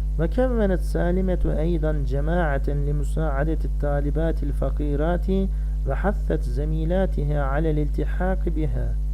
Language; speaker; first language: Arabic; non-native, fluent; Turkish